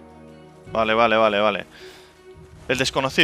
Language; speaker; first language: Spanish; native; Spanish